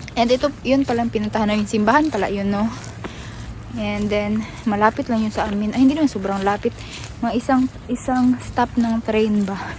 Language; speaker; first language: Filipino; non-native, local second language; Cebuano